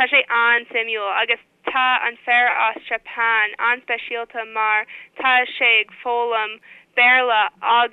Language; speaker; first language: Irish; non-native, learner; English